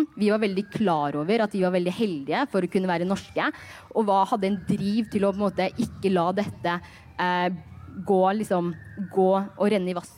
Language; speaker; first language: Norwegian; early bilingual, other home language; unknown